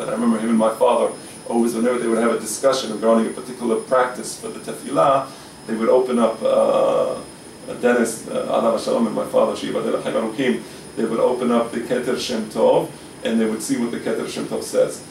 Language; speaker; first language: English; native; English